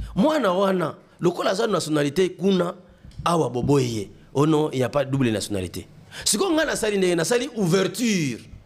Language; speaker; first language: French; non-native, local second language; Lingala